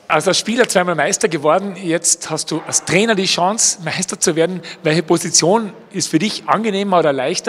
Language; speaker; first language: German; native; German